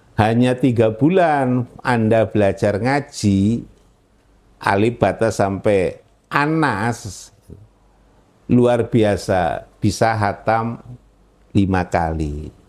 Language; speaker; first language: Indonesian; non-native, local second language; Javanese